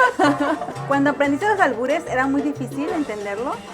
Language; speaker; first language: Spanish; native; Spanish